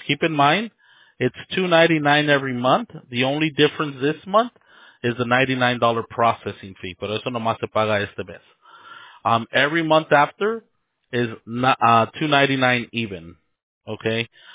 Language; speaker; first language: English; early bilingual, other home language; Spanish